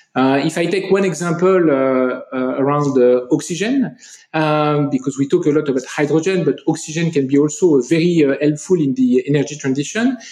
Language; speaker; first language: English; non-native, fluent; French